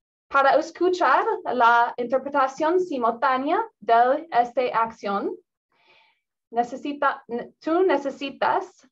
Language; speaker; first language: Spanish; non-native, learner; English